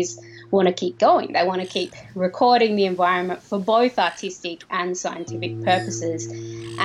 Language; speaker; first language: English; native; English